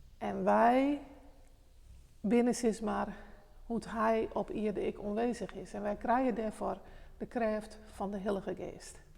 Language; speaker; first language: Dutch; non-native, local second language; Western Frisian